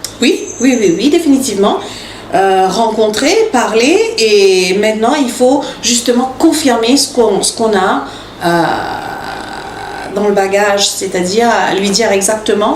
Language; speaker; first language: French; non-native, local second language; Morisyen